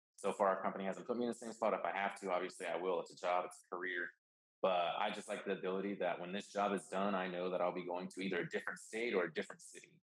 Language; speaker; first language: English; native; English